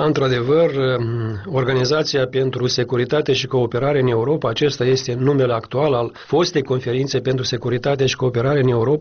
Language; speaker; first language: Romanian; native; Romanian